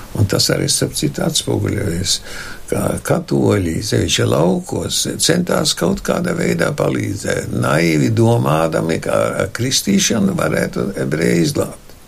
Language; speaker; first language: Latvian; non-native, local second language; German